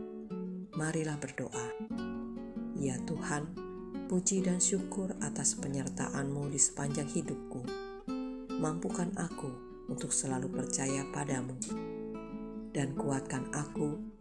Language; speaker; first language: Indonesian; native; Indonesian